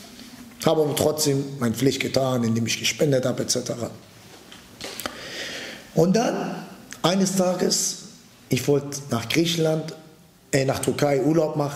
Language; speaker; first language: German; early bilingual, other home language; Turkish